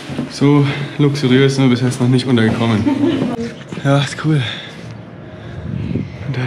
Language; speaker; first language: German; native; German